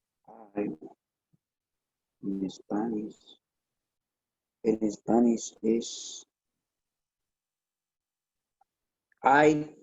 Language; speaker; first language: English; non-native, learner; Spanish